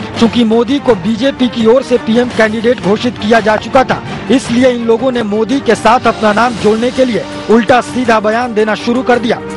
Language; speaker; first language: Hindi; native; Hindi